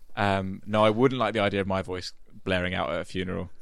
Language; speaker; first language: English; native; English